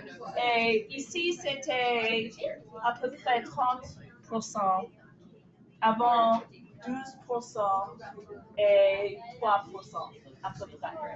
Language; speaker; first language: French; non-native, fluent; English